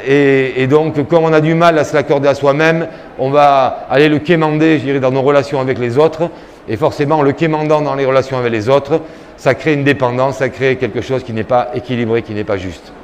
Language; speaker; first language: French; native; French